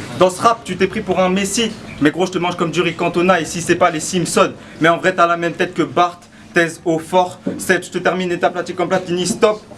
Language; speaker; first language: French; early bilingual, other home language; Turkish